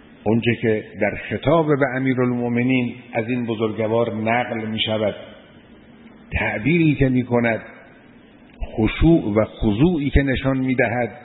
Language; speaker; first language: Persian; native; Persian